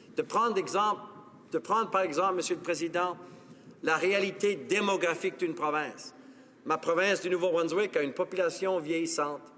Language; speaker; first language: French; non-native, local second language; English